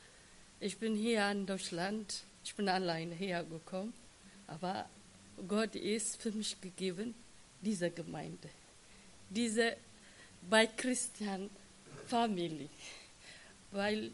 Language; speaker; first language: German; non-native, learner; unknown